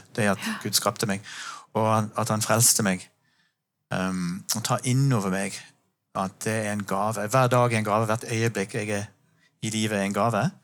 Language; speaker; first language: Norwegian; non-native, fluent; English